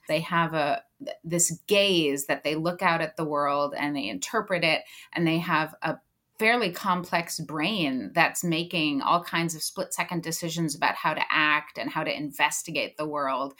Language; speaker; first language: English; native; English